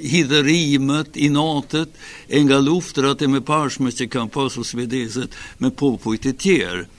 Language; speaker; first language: Albanian; non-native, fluent; Swedish